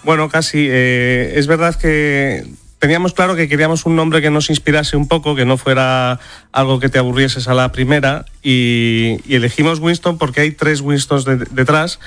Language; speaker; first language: Spanish; native; Spanish